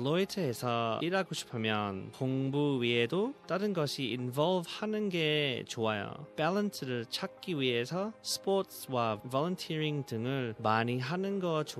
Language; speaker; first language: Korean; early bilingual, heritage; Korean